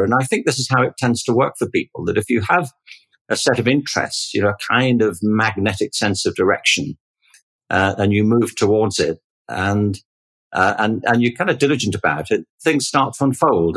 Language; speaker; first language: English; native; English